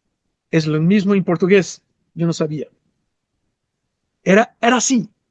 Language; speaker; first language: Spanish; non-native, fluent; Portuguese